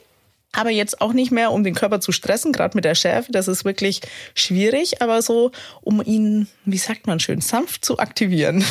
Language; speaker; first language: German; native; German